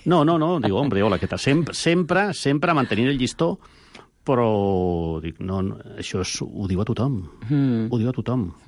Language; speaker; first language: Catalan; non-native, local second language; Spanish